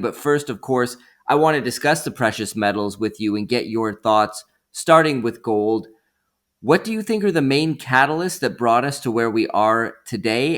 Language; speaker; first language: English; native; English